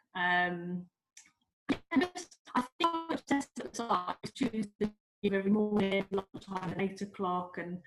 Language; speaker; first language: English; native; English